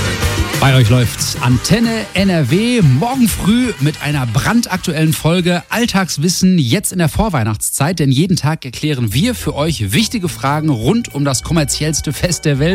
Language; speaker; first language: German; native; German